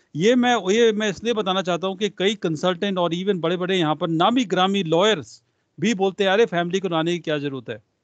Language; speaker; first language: Hindi; non-native, local second language; Punjabi